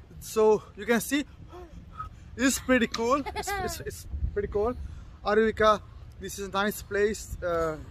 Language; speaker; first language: English; non-native, learner; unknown